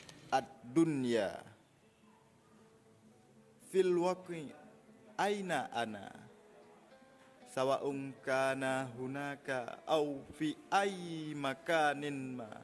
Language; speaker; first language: Arabic; non-native, learner; Achinese